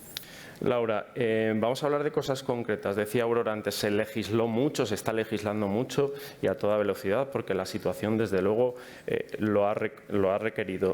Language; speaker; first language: Spanish; native; Spanish